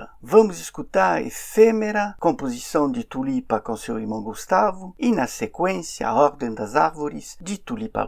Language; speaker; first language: Portuguese; non-native, fluent; French